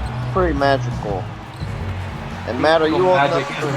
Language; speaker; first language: English; native; English